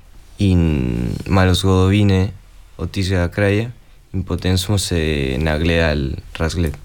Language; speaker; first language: Slovenian; early bilingual, heritage; Spanish